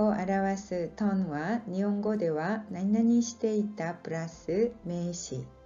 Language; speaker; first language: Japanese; non-native, fluent; Korean